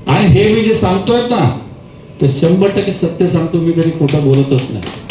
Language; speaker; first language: Marathi; non-native, local second language; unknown